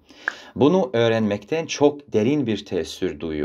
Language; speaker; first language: Turkish; non-native, fluent; Russian